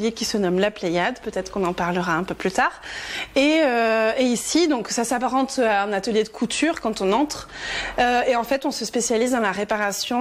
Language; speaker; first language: French; native; French